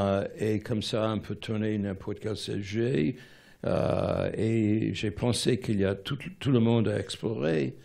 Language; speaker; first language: French; non-native, fluent; English